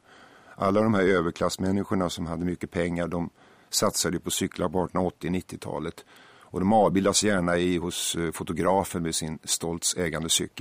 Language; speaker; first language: Swedish; native; Swedish